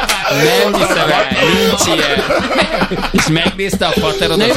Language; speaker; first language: Hungarian; native; Hungarian